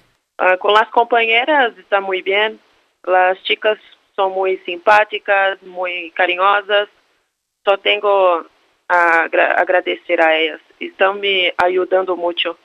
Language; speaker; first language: Spanish; non-native, learner; Portuguese